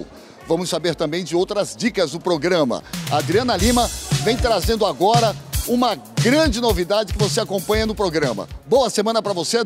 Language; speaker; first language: Portuguese; native; Portuguese